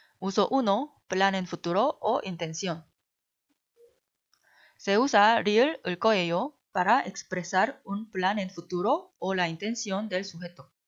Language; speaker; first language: Spanish; non-native, fluent; Korean